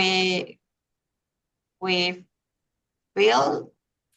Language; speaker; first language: English; non-native, learner; Spanish